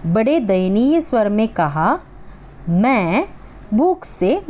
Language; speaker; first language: Hindi; non-native, local second language; Malayalam